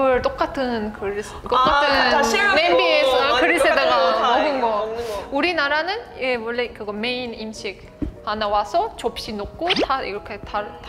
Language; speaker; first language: Korean; non-native, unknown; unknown